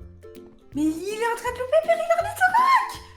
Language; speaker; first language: French; native; French